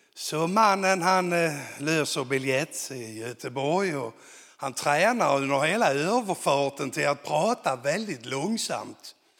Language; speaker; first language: Swedish; native; Swedish